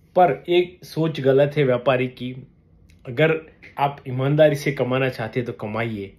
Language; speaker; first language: Hindi; non-native, local second language; Gujarati